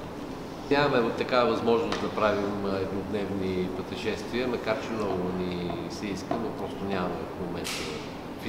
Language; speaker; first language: Bulgarian; native; Bulgarian